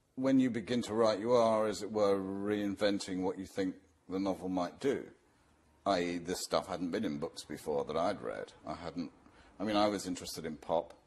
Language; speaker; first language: English; native; English